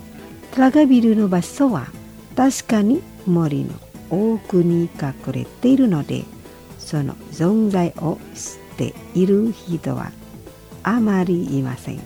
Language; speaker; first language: Japanese; non-native, fluent; Indonesian